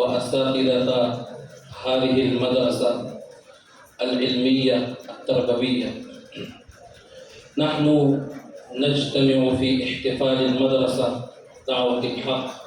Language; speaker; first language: Arabic; non-native, fluent; Urdu